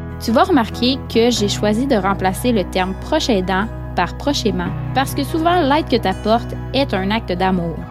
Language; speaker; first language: French; native; French